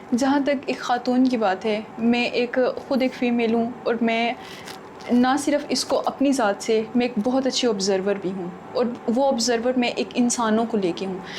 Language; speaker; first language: Urdu; non-native, local second language; Punjabi